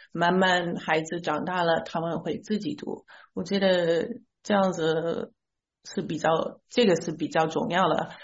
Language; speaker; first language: Chinese; non-native, fluent; English